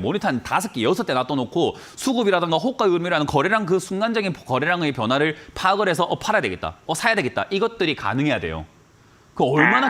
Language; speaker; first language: Korean; native; Korean